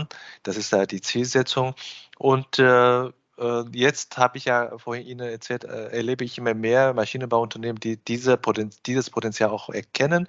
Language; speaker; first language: German; non-native, fluent; Chinese